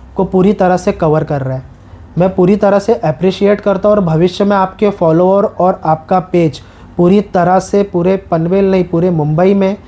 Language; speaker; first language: Hindi; non-native, local second language; Marathi